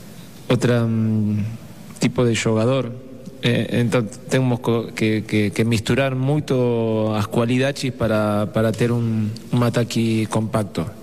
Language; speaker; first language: Portuguese; non-native, fluent; Spanish